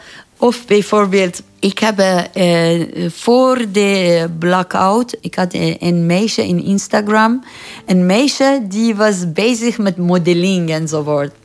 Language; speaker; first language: Dutch; non-native, fluent; Persian